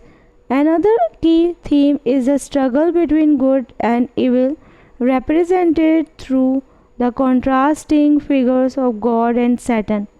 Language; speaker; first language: English; non-native, fluent; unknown